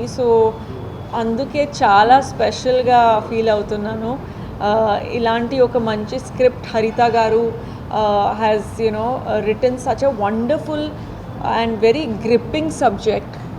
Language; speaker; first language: Telugu; non-native, fluent; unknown